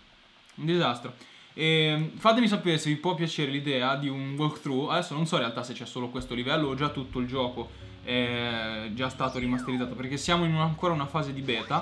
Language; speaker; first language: Italian; native; Italian